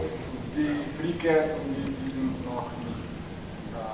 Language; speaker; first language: German; non-native, learner; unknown